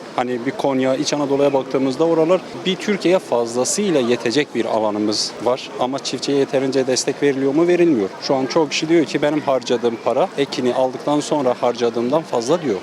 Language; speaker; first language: Turkish; native; Turkish